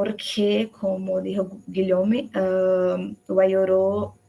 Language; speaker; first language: Spanish; non-native, fluent; Portuguese